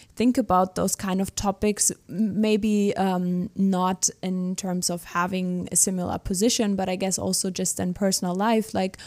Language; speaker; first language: English; non-native, fluent; German